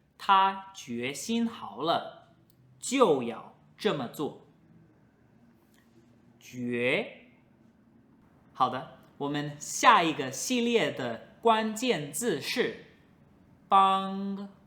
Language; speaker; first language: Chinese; non-native, fluent; English